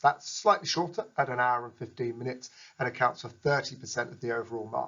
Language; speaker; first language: English; native; English